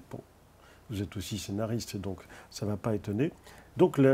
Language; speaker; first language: French; native; French